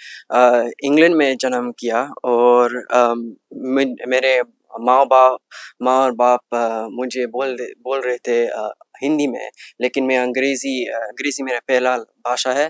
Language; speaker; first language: Hindi; early bilingual, heritage; English